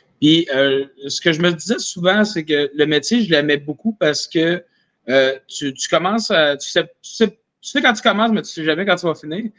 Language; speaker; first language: French; native; French